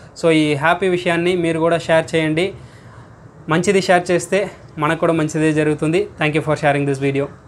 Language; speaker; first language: Telugu; non-native, learner; Tamil